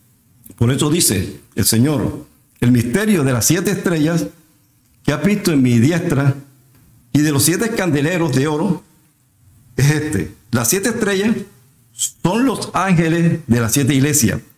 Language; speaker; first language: Spanish; native; Spanish